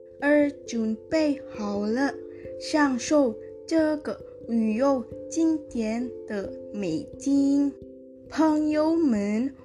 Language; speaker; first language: Chinese; non-native, learner; Indonesian